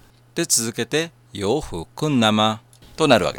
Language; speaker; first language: Japanese; native; Japanese